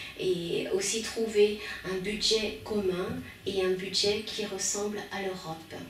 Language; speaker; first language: French; early bilingual, other home language; Khmer